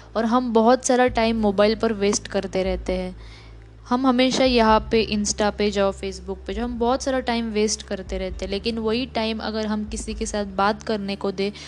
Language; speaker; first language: Hindi; non-native, local second language; Marathi